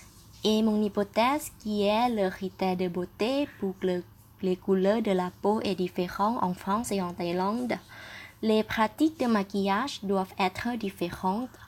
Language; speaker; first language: French; non-native, fluent; Thai